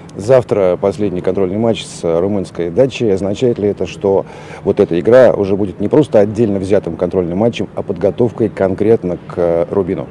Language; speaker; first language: Russian; native; Russian